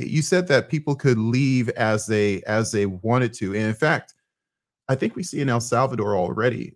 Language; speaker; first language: English; native; English